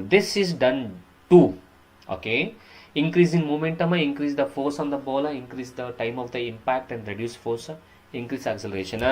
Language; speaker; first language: English; non-native, local second language; Kannada